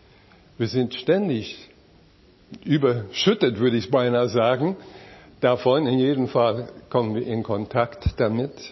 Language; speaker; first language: German; non-native, fluent; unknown